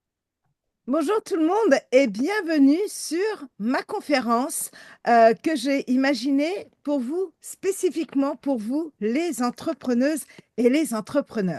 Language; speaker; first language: French; native; French